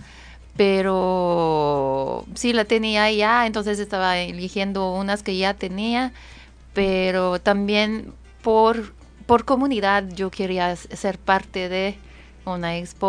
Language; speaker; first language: Spanish; non-native, fluent; English